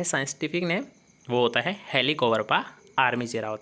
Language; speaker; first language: Hindi; native; Hindi